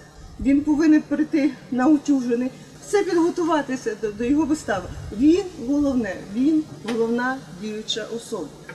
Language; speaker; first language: Ukrainian; native; Ukrainian